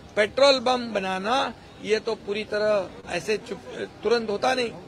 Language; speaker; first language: Hindi; non-native, local second language; Marathi